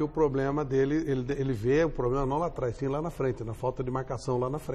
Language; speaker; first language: Portuguese; native; Portuguese